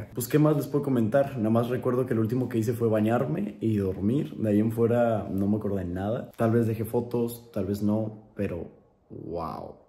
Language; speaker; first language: Spanish; native; Spanish